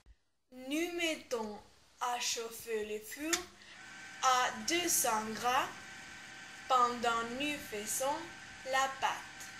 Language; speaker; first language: French; non-native, learner; Spanish